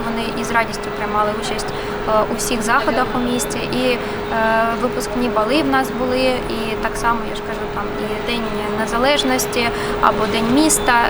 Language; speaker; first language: Ukrainian; non-native, local second language; Russian